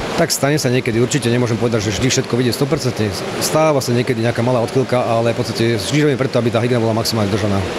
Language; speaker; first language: Slovak; native; Slovak